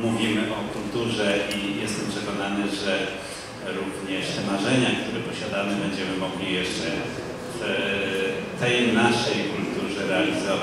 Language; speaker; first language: Polish; native; Polish